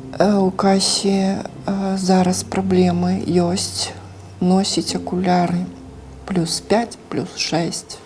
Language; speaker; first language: Belarusian; native; Belarusian